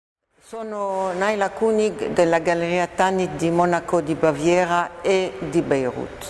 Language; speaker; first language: Italian; non-native, fluent; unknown